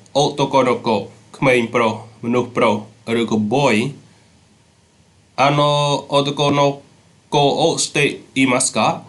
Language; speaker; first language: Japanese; non-native, fluent; Khmer